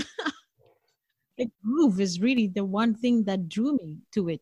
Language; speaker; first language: English; non-native, local second language; Northern Sotho